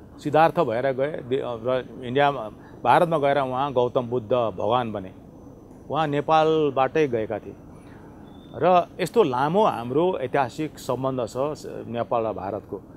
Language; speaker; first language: Nepali; native; Nepali